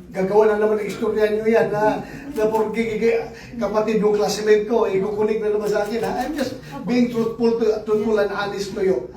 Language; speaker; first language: Filipino; native; Filipino